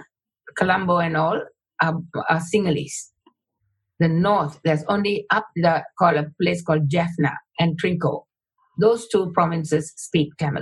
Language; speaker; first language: English; non-native, local second language; Tamil